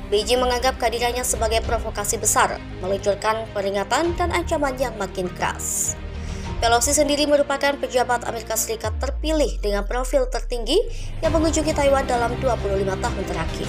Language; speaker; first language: Indonesian; native; Indonesian